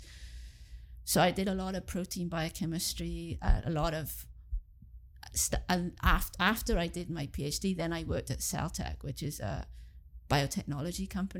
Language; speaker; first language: English; native; English